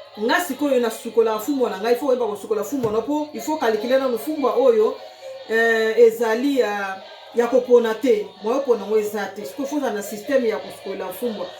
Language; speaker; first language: Lingala; non-native, local second language; Kongo